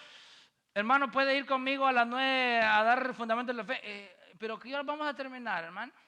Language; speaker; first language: Spanish; native; Spanish